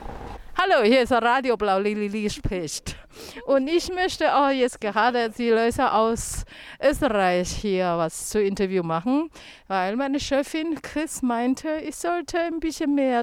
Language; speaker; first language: German; non-native, learner; Chinese